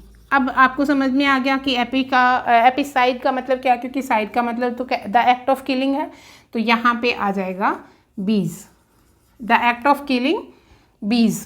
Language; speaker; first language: Hindi; native; Hindi